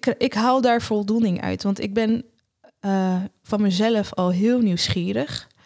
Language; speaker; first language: Dutch; early bilingual, other home language; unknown